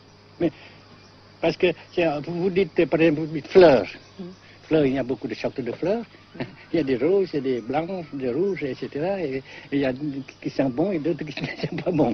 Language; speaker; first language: French; non-native, fluent; Vietnamese